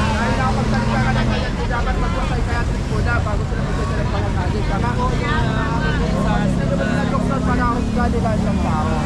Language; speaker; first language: Filipino; non-native, local second language; Surigaonon